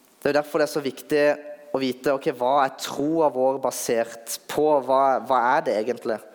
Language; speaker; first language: Norwegian; native; Norwegian